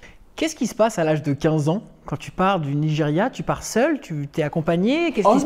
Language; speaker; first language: French; native; French